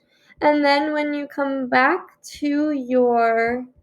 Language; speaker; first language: English; native; English